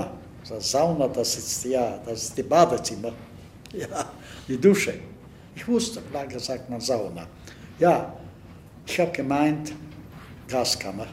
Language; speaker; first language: German; non-native, fluent; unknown